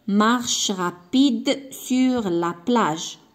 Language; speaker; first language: French; non-native, local second language; Arabic